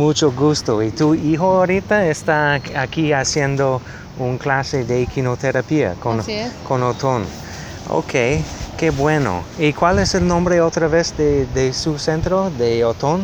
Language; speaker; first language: Spanish; non-native, learner; English